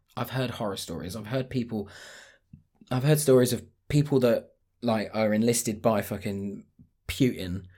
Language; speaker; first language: English; native; English